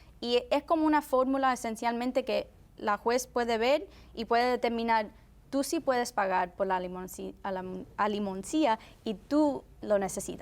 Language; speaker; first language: Spanish; early bilingual, heritage; Spanish